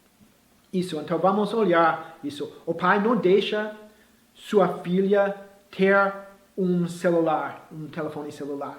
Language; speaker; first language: Portuguese; non-native, fluent; English